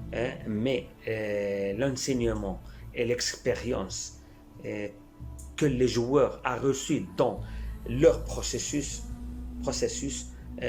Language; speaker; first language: French; non-native, fluent; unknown